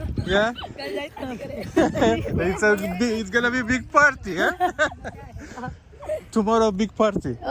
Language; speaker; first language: English; non-native, learner; Romanian